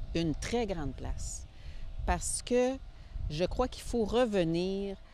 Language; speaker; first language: French; native; French